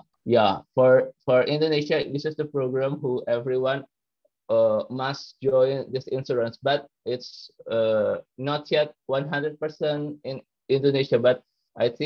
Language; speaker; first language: English; non-native, learner; Indonesian